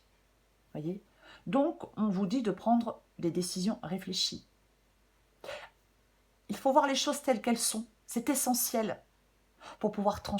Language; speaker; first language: French; native; French